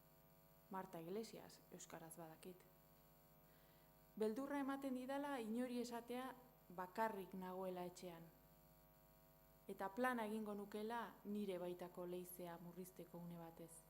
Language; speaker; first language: Basque; native; Basque